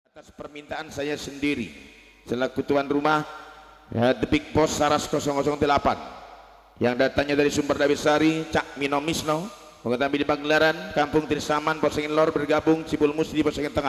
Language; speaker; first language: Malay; non-native, local second language; Javanese